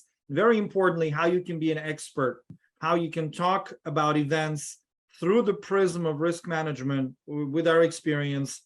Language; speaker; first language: English; non-native, fluent; Russian